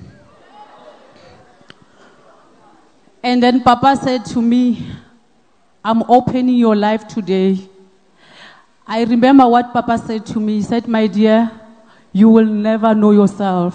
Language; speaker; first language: English; non-native, local second language; Northern Sotho